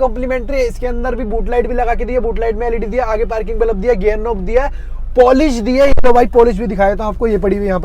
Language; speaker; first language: Hindi; native; Hindi